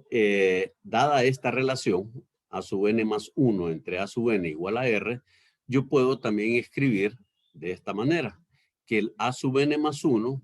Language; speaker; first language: Spanish; native; Spanish